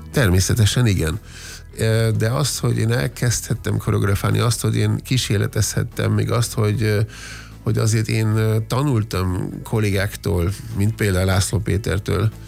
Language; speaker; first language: Hungarian; non-native, fluent; German